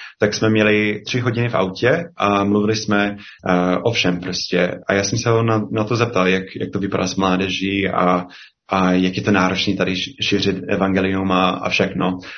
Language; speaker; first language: Czech; non-native, fluent; English